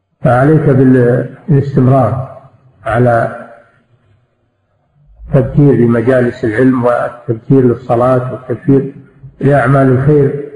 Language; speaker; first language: Arabic; native; Arabic